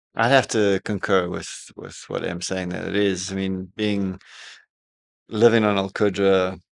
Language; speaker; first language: English; native; English